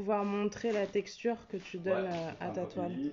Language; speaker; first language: French; native; French